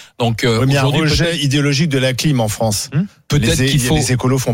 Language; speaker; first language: French; native; French